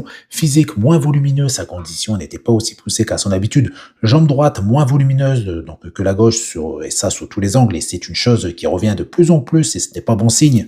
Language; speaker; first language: French; native; French